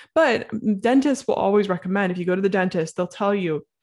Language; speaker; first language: English; native; English